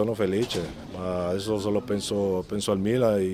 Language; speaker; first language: Italian; non-native, fluent; Spanish